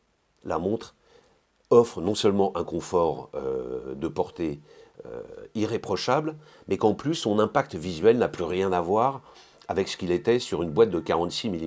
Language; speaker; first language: French; native; French